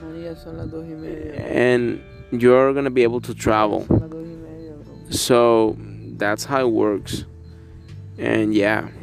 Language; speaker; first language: English; non-native, learner; Spanish